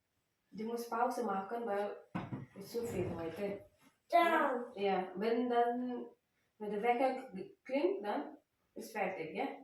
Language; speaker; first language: German; non-native, learner; Filipino